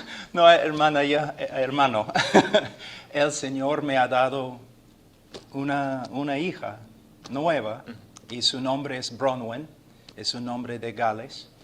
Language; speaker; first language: Spanish; non-native, fluent; English